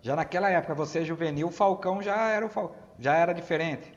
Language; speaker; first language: Portuguese; native; Portuguese